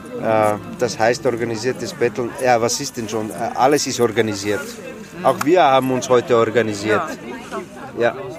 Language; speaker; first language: German; early bilingual, other home language; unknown